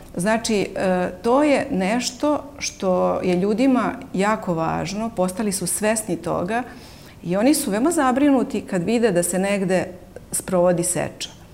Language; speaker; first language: Serbian; native; Serbian